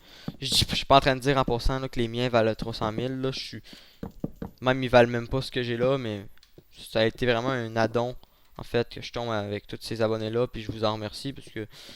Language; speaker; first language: French; native; French